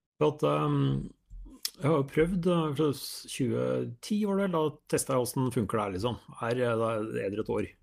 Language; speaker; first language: Norwegian; native; Norwegian